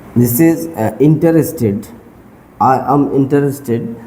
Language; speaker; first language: English; non-native, local second language; Bangla